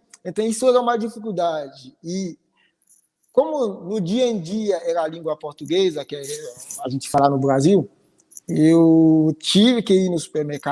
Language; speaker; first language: Portuguese; non-native, fluent; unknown